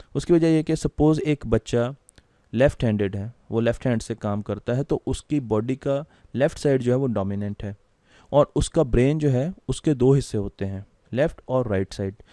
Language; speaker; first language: Urdu; non-native, local second language; Punjabi